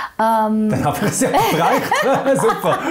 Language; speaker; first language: German; native; German